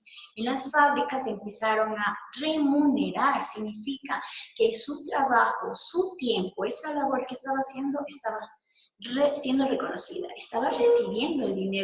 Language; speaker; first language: Spanish; native; Spanish